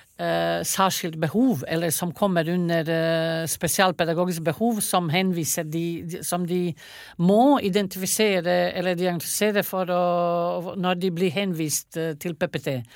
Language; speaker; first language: Norwegian; non-native, fluent; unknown